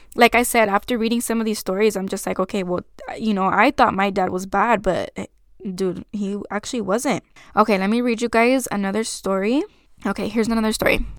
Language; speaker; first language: English; early bilingual, other home language; Spanish